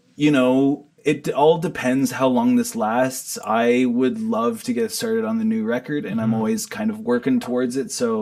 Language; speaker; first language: English; native; English